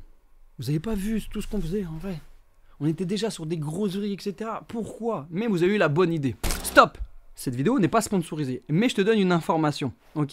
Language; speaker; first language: French; native; French